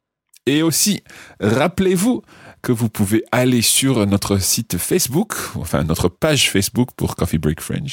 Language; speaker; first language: French; non-native, fluent; English